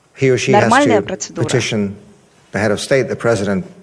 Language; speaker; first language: English; non-native, fluent; Russian